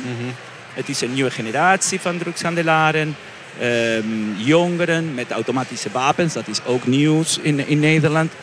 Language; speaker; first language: Dutch; non-native, fluent; Spanish